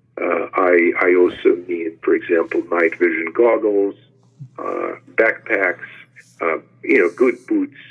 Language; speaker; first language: English; non-native, fluent; Ukrainian